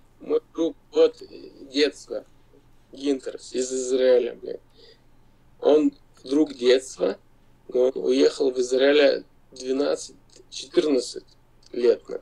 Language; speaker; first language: Russian; non-native, local second language; Lithuanian